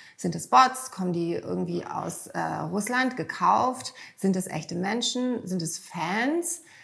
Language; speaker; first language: German; early bilingual, heritage; German